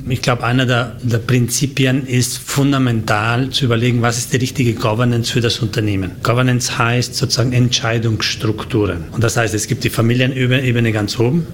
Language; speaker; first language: German; native; German